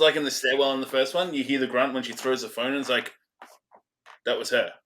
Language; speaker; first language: English; native; English